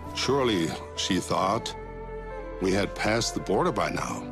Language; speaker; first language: English; early bilingual, other home language; German